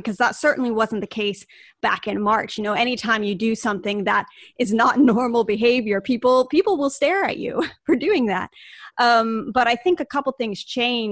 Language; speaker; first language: English; native; English